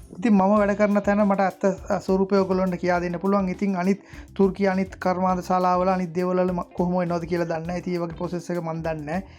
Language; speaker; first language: Sinhala; native; Sinhala